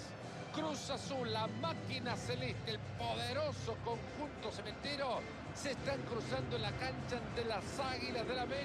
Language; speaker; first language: Spanish; native; Spanish